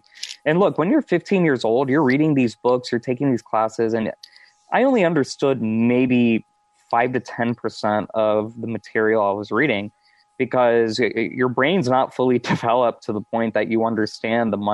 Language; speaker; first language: English; native; English